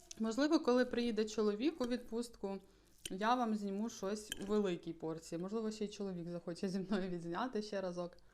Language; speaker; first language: Ukrainian; native; Ukrainian